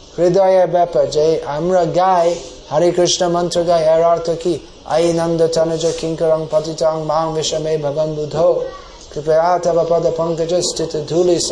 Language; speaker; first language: Bangla; non-native, fluent; English